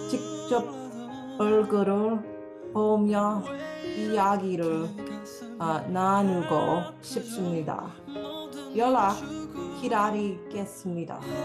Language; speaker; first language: Korean; non-native, learner; English